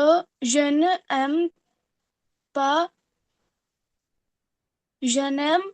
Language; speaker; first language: French; non-native, learner; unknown